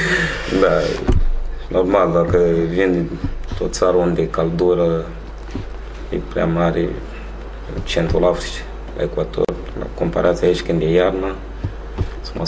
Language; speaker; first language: Romanian; non-native, fluent; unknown